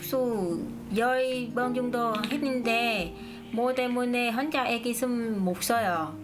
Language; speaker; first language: Korean; non-native, learner; Vietnamese